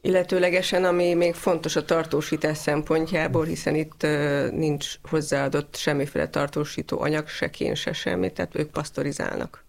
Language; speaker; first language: Hungarian; native; Hungarian